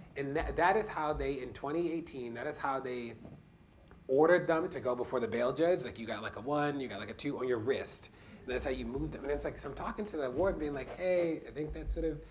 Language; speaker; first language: English; native; English